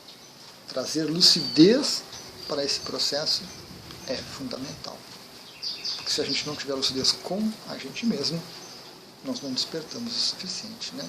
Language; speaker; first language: Portuguese; native; Portuguese